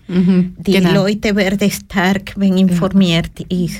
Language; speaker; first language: German; non-native, learner; Spanish